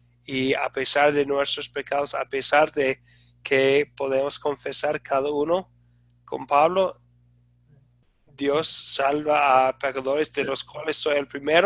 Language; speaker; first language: Spanish; non-native, fluent; English